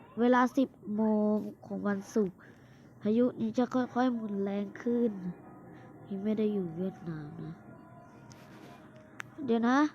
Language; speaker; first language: Thai; native; Thai